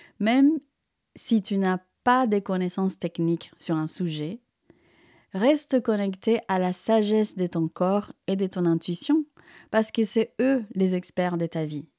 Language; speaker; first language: French; non-native, fluent; Spanish